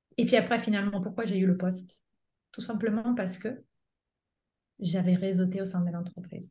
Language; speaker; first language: French; non-native, fluent; Italian